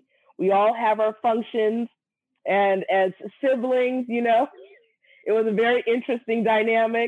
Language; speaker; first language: English; native; English